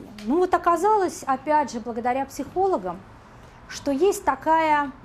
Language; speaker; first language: Russian; native; Russian